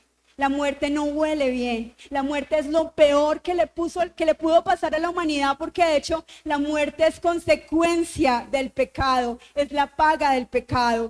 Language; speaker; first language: Spanish; native; Spanish